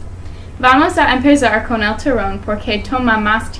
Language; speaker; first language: Spanish; non-native, learner; English